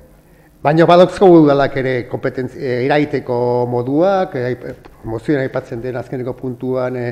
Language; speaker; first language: Basque; native; Basque